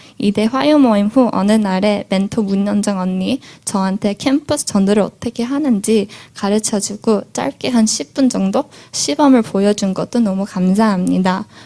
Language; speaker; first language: Korean; early bilingual, heritage; Korean